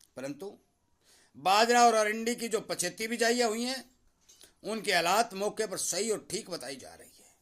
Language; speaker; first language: Hindi; native; Hindi